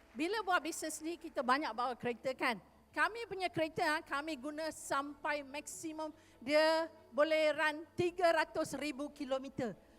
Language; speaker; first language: Malay; non-native, local second language; Tamil